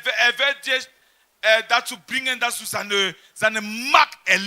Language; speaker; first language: German; non-native, fluent; French